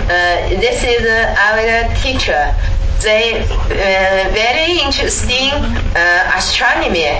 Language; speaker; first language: English; non-native, learner; Chinese